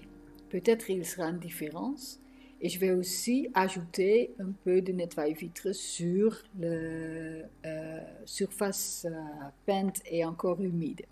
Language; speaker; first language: French; non-native, fluent; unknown